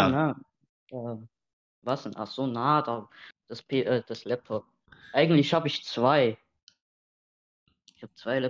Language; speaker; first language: German; non-native, learner; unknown